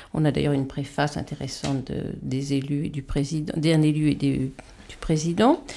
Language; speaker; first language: French; native; French